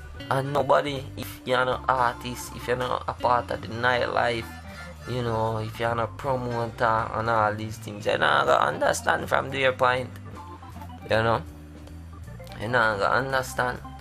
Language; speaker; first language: English; native; English